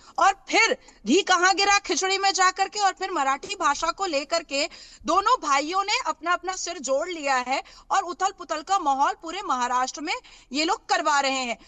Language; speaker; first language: Hindi; native; Hindi